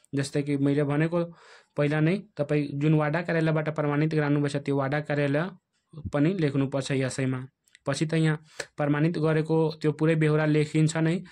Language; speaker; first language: Nepali; non-native, local second language; Bhojpuri